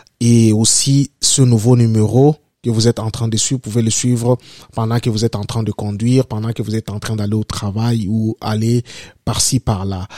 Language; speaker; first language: French; non-native, local second language; Lingala